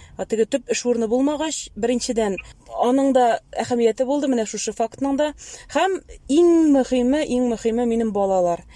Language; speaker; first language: Tatar; native; Tatar